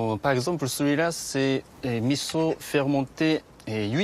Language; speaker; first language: French; non-native, learner; Japanese